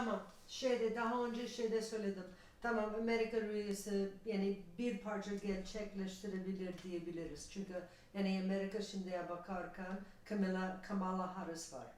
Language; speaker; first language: Turkish; non-native, learner; English